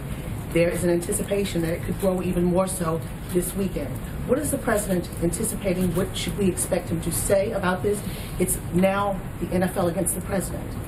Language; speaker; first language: English; native; English